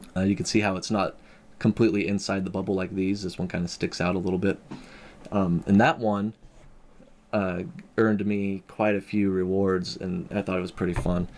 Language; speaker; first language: English; native; English